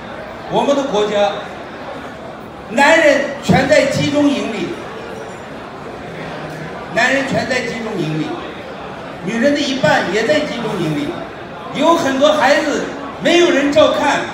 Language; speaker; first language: Chinese; non-native, local second language; Uyghur